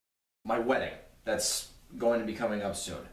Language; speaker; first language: English; native; English